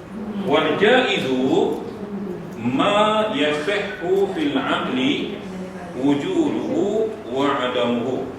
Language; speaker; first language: Arabic; non-native, fluent; Malay